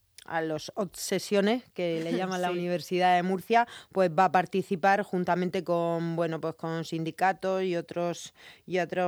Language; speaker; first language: Spanish; native; Spanish